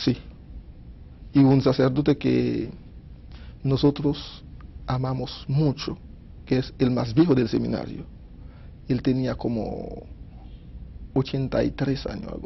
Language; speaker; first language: Spanish; non-native, fluent; Haitian Creole